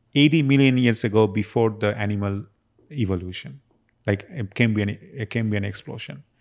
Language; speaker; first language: English; non-native, local second language; Bangla